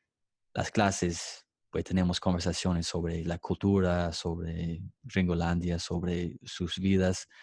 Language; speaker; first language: Spanish; non-native, fluent; English